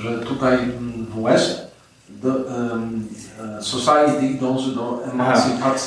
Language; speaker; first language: English; non-native, fluent; Dutch